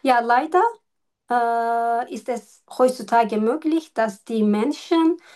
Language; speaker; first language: German; non-native, learner; Turkish